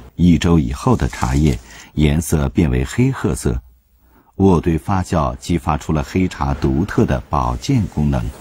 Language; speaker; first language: Chinese; native; Chinese